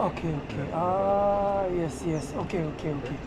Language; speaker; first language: English; non-native, learner; Korean